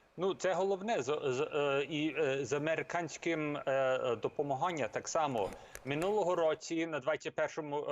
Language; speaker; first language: Ukrainian; early bilingual, heritage; Ukrainian